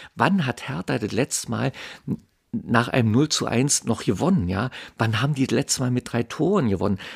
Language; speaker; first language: German; native; German